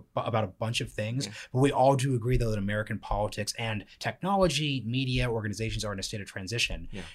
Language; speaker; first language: English; native; English